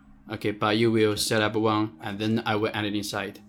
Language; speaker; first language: English; non-native, fluent; Chinese